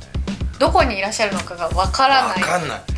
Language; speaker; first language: Japanese; native; Japanese